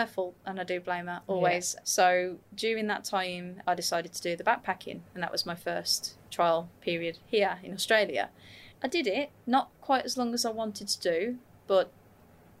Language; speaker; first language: English; native; English